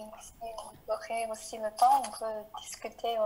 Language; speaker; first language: French; non-native, fluent; Chinese